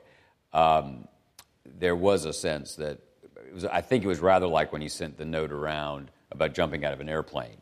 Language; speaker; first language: English; native; English